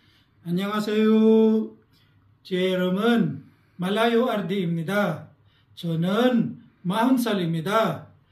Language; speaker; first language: Korean; non-native, learner; Filipino